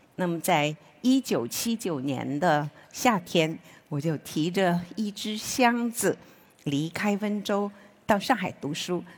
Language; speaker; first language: Chinese; native; Chinese